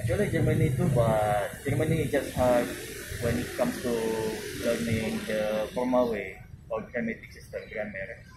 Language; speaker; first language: English; non-native, learner; Indonesian